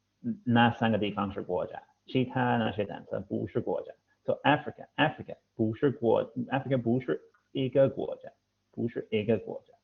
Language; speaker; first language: Chinese; non-native, fluent; English